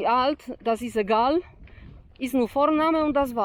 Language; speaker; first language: German; non-native, learner; Polish